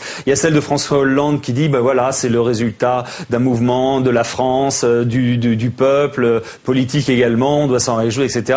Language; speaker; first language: French; native; French